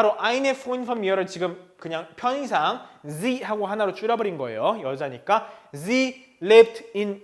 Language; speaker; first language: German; non-native, fluent; Korean